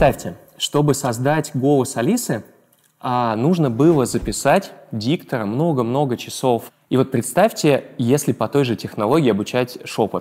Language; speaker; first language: Russian; native; Russian